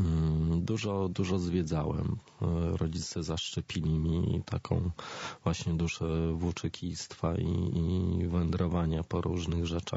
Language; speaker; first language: Polish; native; Polish